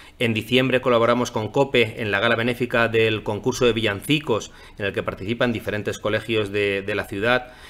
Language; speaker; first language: Spanish; non-native, local second language; Catalan